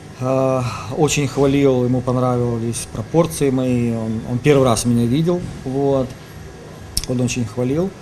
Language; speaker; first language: Russian; native; Russian